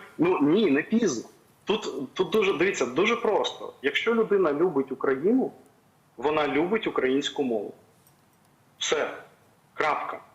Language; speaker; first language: Ukrainian; native; Ukrainian